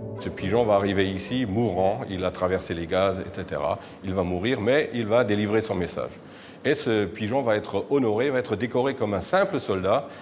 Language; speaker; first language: French; native; French